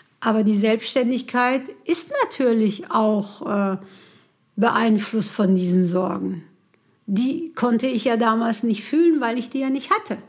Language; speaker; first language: German; non-native, fluent; Kurdish